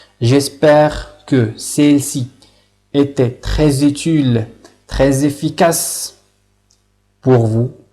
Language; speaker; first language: French; non-native, local second language; Arabic